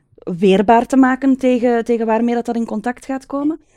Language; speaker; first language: Dutch; native; Dutch